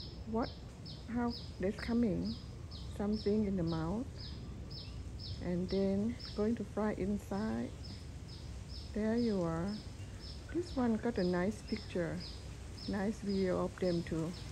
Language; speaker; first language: English; non-native, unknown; Thai